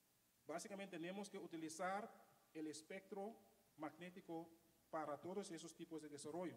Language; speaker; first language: Spanish; non-native, fluent; Papiamento